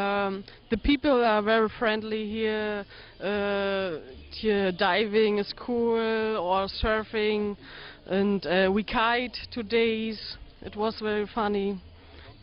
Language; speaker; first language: English; non-native, learner; German